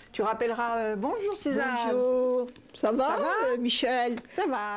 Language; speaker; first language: French; native; French